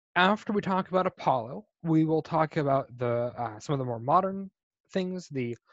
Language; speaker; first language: English; native; English